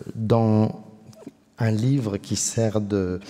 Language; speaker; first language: French; native; French